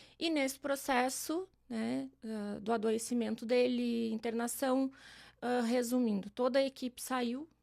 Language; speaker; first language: Portuguese; native; Portuguese